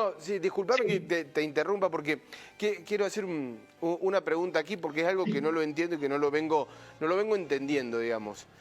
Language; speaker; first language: Spanish; native; Spanish